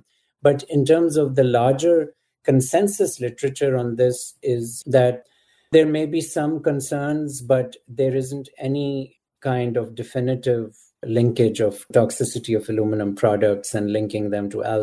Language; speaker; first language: English; non-native, local second language; Urdu